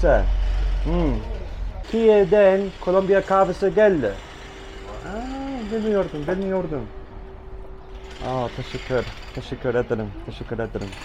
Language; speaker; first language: Turkish; non-native, learner; English